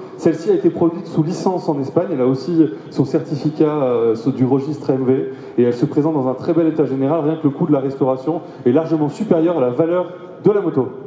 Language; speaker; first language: French; native; French